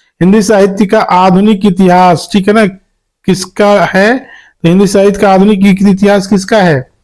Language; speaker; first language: Hindi; native; Hindi